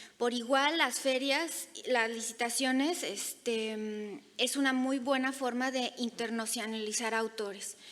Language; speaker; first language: Spanish; native; Spanish